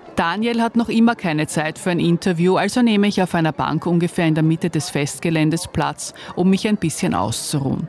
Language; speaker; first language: German; native; German